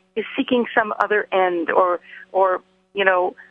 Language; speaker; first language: English; native; English